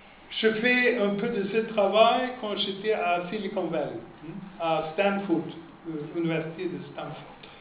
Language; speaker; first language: French; non-native, fluent; Swedish